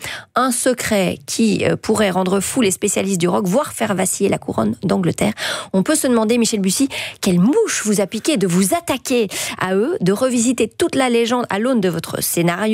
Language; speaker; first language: French; native; French